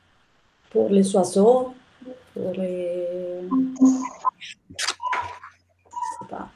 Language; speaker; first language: French; non-native, learner; Spanish